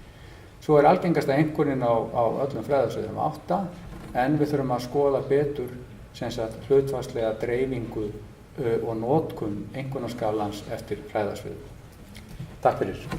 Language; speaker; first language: Icelandic; native; Icelandic